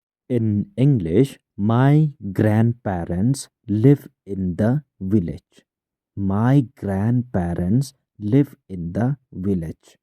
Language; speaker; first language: English; non-native, local second language; Khasi